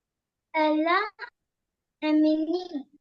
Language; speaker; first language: French; non-native, learner; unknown